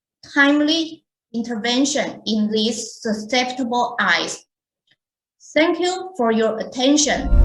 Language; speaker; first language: English; non-native, fluent; Chinese